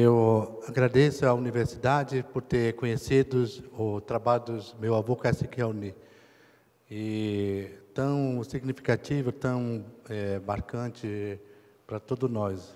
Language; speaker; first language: Portuguese; non-native, local second language; Kayapó